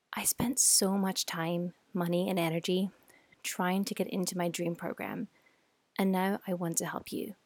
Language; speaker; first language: English; native; English